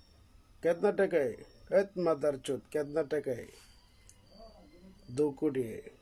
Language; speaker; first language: Hindi; non-native, learner; Bangla